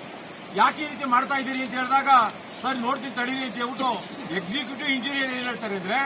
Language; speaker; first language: Kannada; native; Kannada